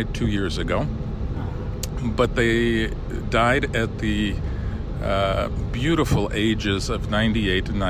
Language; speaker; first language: English; early bilingual, other home language; Lithuanian